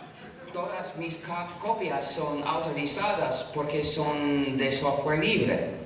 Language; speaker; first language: Spanish; non-native, fluent; English